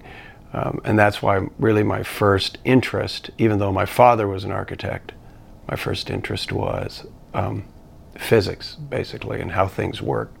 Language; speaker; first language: English; native; English